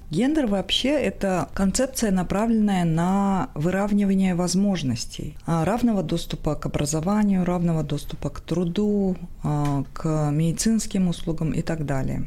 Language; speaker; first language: Russian; non-native, local second language; Tajik